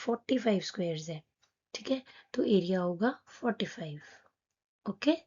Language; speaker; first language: Hindi; native; Hindi